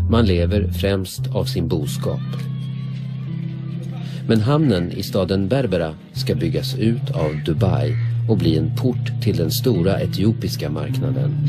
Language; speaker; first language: Swedish; native; Swedish